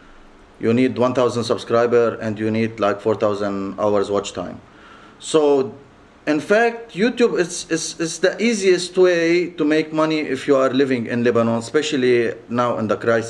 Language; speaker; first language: English; non-native, local second language; Arabic